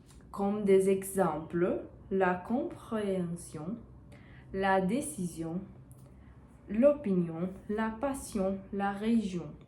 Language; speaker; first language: French; non-native, learner; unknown